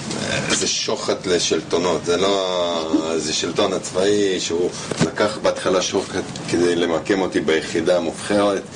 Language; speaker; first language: Hebrew; non-native, fluent; Russian